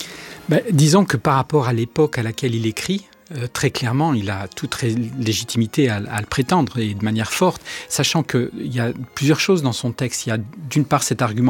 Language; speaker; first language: French; native; French